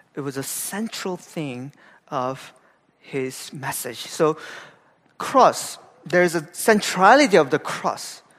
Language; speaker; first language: English; non-native, fluent; Korean